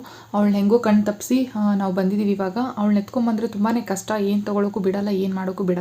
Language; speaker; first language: Kannada; native; Kannada